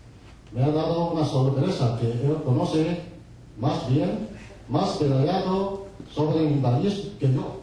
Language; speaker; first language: Spanish; non-native, fluent; Chinese